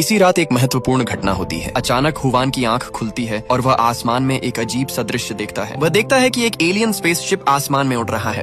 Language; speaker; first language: Hindi; native; Hindi